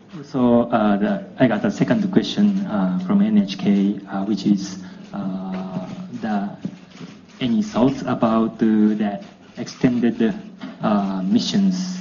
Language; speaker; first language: English; non-native, fluent; Japanese